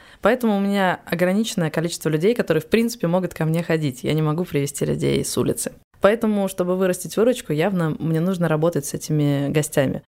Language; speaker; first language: Russian; native; Russian